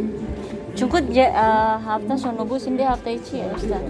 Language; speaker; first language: Turkish; non-native, learner; Indonesian